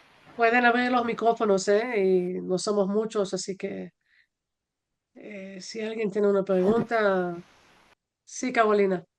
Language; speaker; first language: Spanish; non-native, fluent; Hebrew